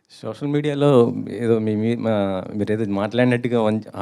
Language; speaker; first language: Telugu; native; Telugu